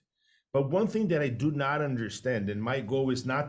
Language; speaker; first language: English; non-native, fluent; Portuguese